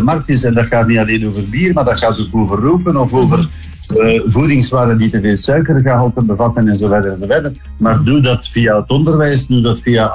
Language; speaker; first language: Dutch; native; Dutch